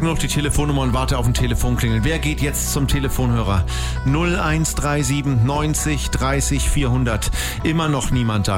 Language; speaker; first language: German; native; German